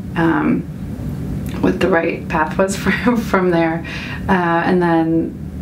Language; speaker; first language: English; native; English